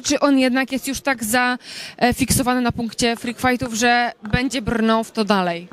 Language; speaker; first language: Polish; native; Polish